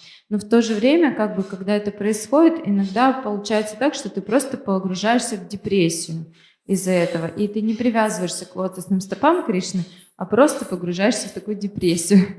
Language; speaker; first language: Russian; native; Russian